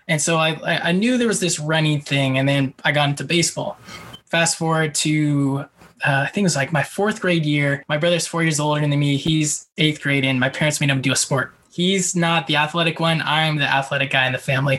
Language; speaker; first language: English; native; English